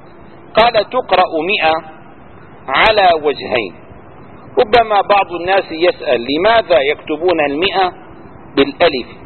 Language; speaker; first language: Arabic; native; Arabic